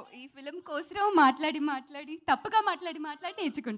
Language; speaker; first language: Telugu; non-native, learner; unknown